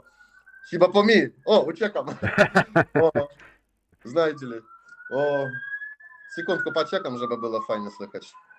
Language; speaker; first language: Polish; non-native, learner; Russian